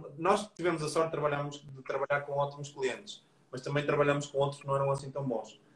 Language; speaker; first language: Portuguese; native; Portuguese